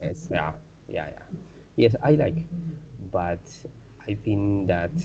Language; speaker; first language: English; non-native, learner; Spanish